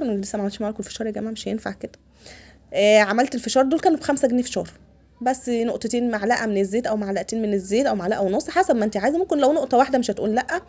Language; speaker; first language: Arabic; native; Arabic